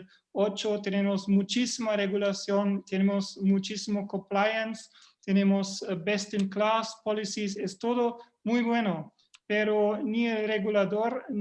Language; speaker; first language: Spanish; non-native, fluent; German